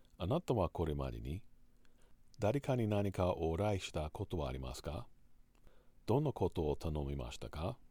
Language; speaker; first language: Japanese; non-native, learner; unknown